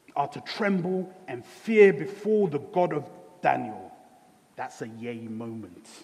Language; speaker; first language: English; early bilingual, other home language; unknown